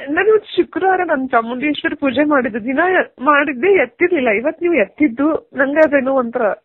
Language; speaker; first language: Kannada; native; Kannada